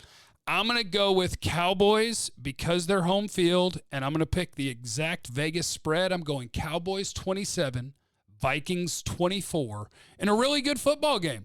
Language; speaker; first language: English; native; English